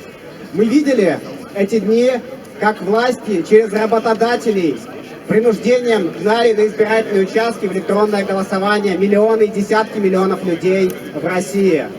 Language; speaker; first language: Russian; native; Russian